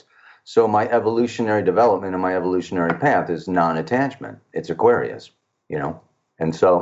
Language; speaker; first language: English; native; English